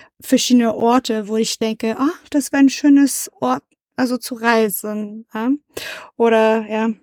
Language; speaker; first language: German; non-native, learner; French